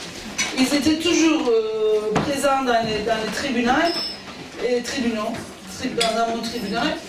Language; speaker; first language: French; non-native, fluent; Turkish